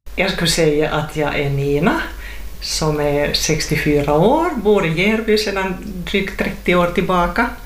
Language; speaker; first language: Swedish; native; Swedish